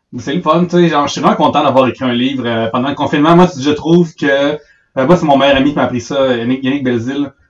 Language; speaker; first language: French; native; French